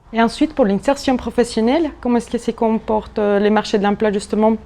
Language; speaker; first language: French; native; French